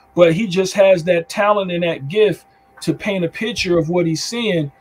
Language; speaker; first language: English; native; English